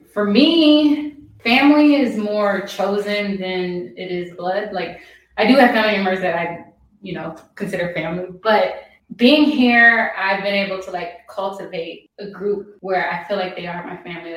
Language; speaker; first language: English; native; English